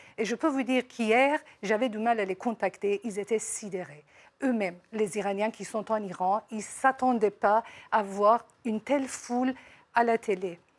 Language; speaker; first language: French; non-native, fluent; Persian